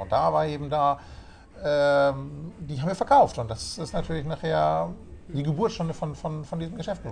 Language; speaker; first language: German; native; German